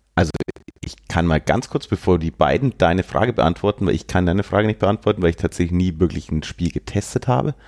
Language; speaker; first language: German; native; German